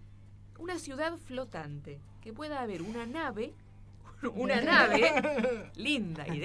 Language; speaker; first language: Spanish; native; Spanish